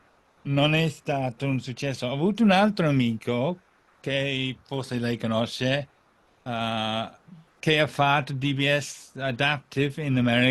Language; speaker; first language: Italian; non-native, fluent; English